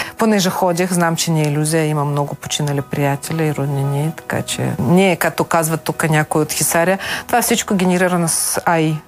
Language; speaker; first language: Bulgarian; non-native, fluent; Ukrainian